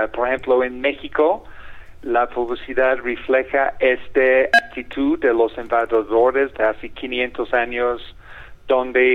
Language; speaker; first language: Spanish; non-native, fluent; English